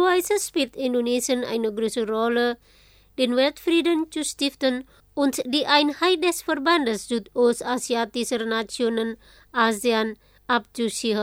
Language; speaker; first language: German; non-native, fluent; Indonesian